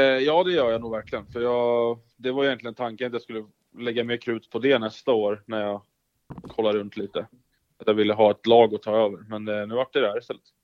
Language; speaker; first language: Swedish; native; Swedish